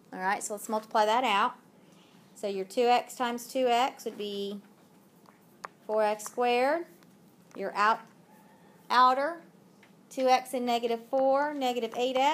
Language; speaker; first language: English; native; English